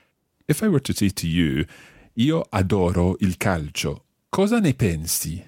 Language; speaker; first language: Italian; non-native, fluent; English